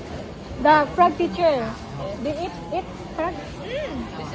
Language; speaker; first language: English; non-native, local second language; Cebuano